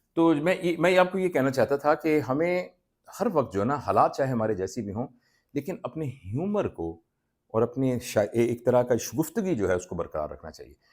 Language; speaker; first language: Urdu; non-native, local second language; Punjabi